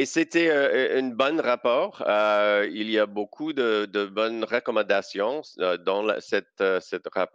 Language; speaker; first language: French; non-native, local second language; English